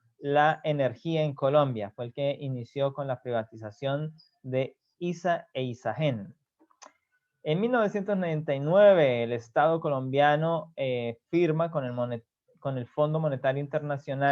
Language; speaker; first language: Spanish; native; Spanish